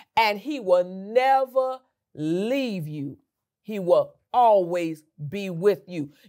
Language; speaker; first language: English; native; English